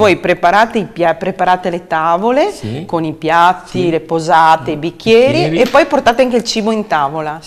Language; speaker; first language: Italian; native; Italian